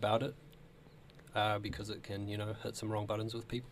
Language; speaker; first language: English; native; English